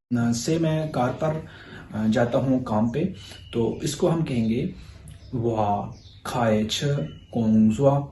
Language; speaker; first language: Urdu; native; Urdu